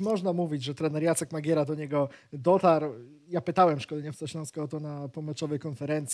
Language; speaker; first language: Polish; native; Polish